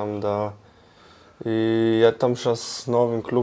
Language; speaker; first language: Russian; early bilingual, heritage; German